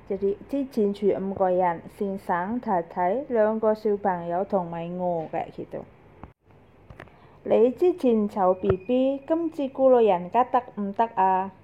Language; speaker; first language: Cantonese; non-native, fluent; Indonesian